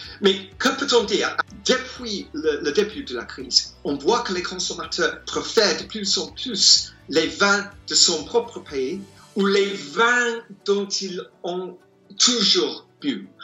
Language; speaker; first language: French; non-native, fluent; English